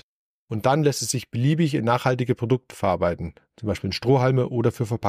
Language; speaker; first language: German; native; German